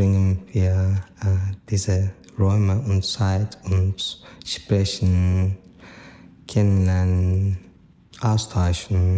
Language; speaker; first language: German; non-native, learner; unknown